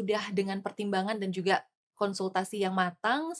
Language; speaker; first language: Indonesian; native; Indonesian